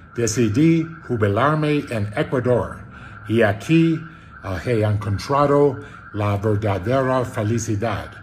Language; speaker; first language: Spanish; non-native, learner; English